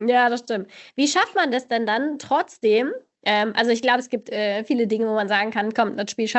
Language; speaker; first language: German; native; German